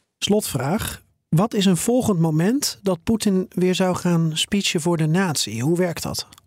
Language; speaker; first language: Dutch; native; Dutch